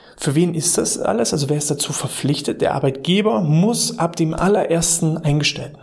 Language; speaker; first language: German; native; German